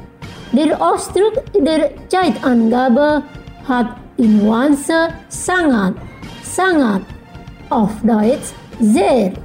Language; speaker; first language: German; non-native, fluent; Indonesian